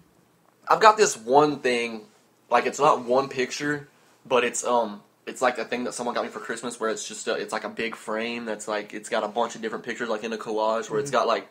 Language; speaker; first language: English; native; English